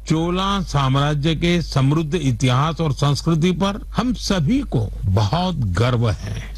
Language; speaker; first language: Hindi; non-native, local second language; Gujarati